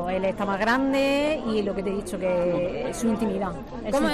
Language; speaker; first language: Spanish; native; Spanish